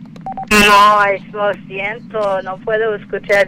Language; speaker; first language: Spanish; non-native, fluent; English